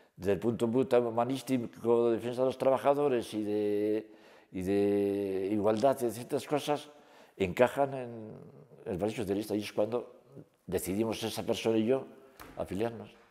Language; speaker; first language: Spanish; native; Spanish